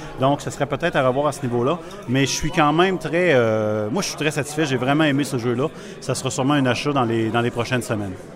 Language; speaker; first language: French; native; French